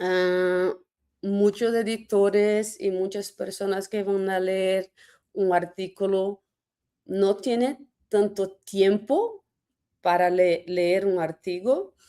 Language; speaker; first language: Spanish; non-native, fluent; Portuguese